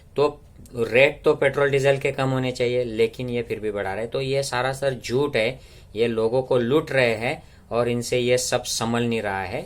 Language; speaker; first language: Hindi; non-native, local second language; Marathi